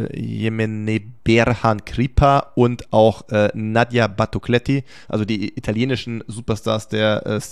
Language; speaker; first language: German; native; German